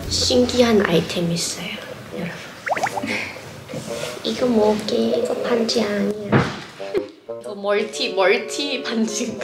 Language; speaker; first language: Korean; non-native, fluent; Thai